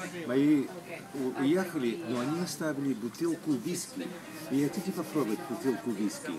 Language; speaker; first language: Russian; early bilingual, heritage; Russian